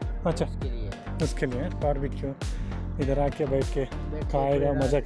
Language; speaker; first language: Hindi; non-native, local second language; Telugu